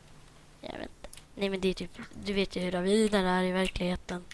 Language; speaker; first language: Swedish; native; Swedish